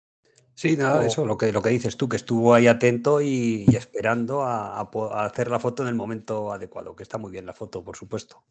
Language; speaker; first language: Spanish; native; Spanish